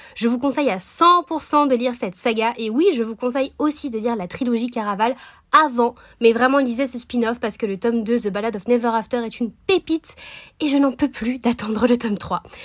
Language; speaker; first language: French; native; French